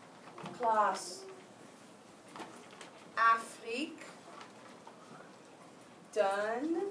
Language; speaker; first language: French; non-native, fluent; English